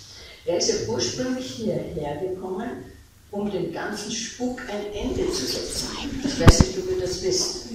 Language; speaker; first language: German; native; German